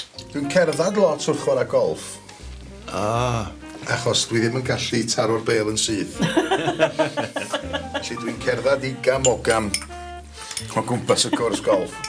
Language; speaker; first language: Welsh; native; Welsh